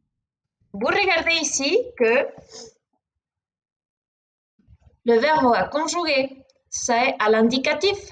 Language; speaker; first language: French; non-native, fluent; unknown